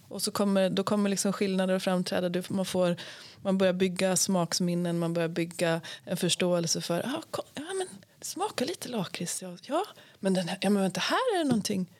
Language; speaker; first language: Swedish; native; Swedish